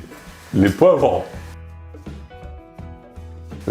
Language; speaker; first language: French; non-native, fluent; Portuguese